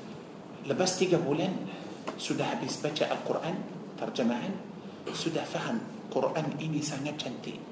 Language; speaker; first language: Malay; non-native, fluent; Arabic